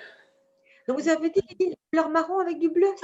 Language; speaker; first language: French; native; French